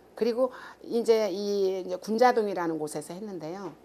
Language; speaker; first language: Korean; native; Korean